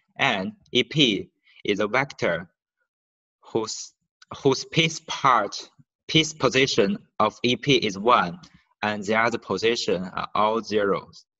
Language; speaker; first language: English; non-native, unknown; Chinese